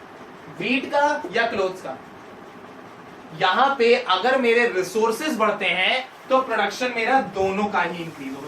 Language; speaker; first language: Hindi; native; Hindi